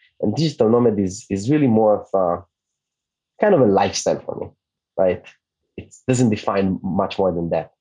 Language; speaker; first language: English; non-native, fluent; Hebrew